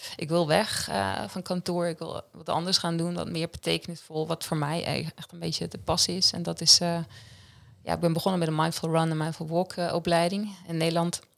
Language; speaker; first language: Dutch; non-native, fluent; Swiss German